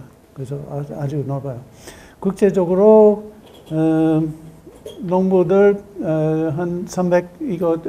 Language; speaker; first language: Korean; non-native, learner; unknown